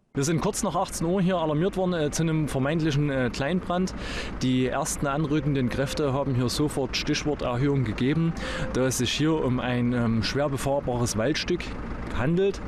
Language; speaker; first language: German; native; German